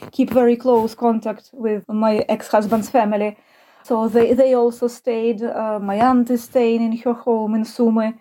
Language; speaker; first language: English; non-native, fluent; Ukrainian